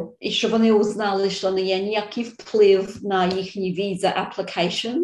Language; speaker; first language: Ukrainian; early bilingual, heritage; Ukrainian